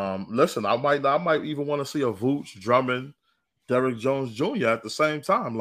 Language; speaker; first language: English; native; English